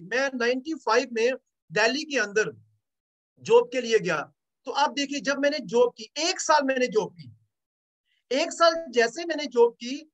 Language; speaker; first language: Hindi; native; Hindi